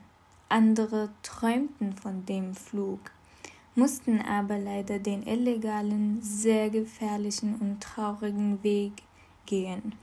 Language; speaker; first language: German; non-native, fluent; Arabic